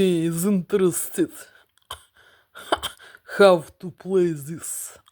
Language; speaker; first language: English; non-native, learner; Russian